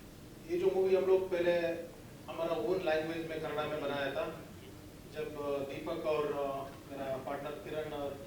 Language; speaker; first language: Hindi; non-native, local second language; Kannada